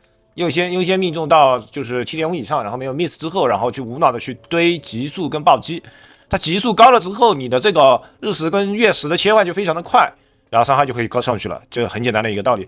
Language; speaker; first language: Chinese; native; Chinese